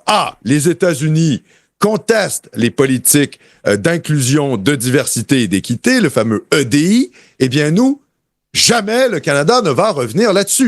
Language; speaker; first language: French; native; French